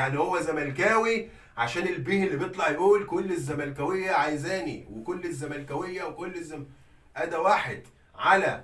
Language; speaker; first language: Arabic; native; Arabic